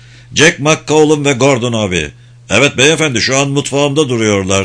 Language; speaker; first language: Turkish; native; Turkish